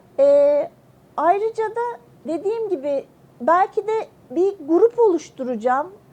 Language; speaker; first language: Turkish; native; Turkish